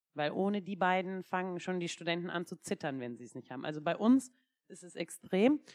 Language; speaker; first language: German; non-native, fluent; Turkish